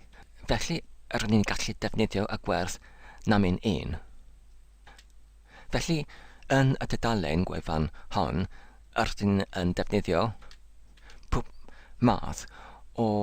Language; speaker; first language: Welsh; non-native, learner; English